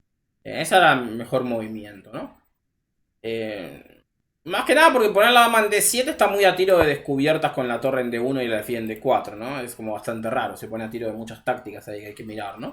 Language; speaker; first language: Spanish; native; Spanish